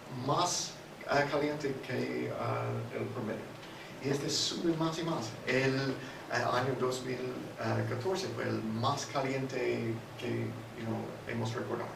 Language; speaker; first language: Spanish; non-native, fluent; English